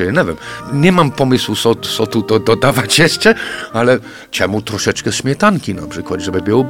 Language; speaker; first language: Polish; non-native, fluent; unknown